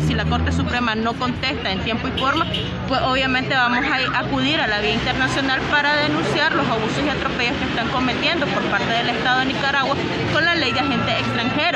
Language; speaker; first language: Spanish; native; Spanish